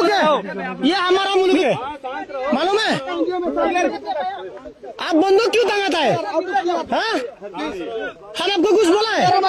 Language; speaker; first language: Hindi; non-native, learner; Bangla